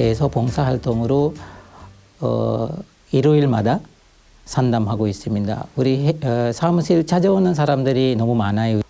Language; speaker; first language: Korean; non-native, fluent; Sinhala